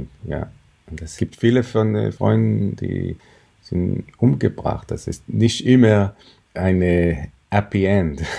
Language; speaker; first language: German; non-native, fluent; Hebrew